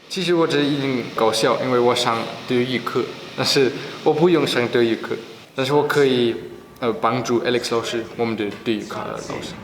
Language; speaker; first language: Chinese; non-native, learner; German